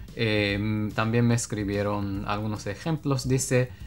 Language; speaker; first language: Spanish; non-native, fluent; Japanese